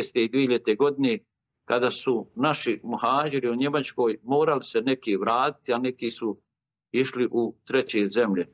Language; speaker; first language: Bosnian; native; Bosnian